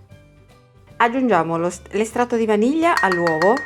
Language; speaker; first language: Italian; native; Italian